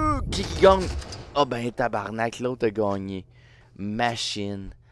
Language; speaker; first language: French; native; French